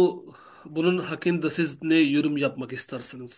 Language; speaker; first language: Turkish; non-native, learner; Urdu